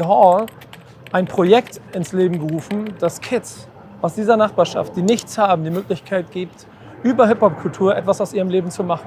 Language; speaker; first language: German; native; German